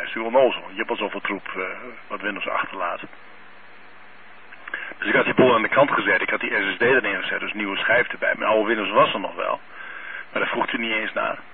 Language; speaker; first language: Dutch; native; Dutch